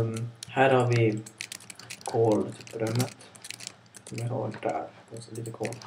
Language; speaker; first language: Swedish; native; Swedish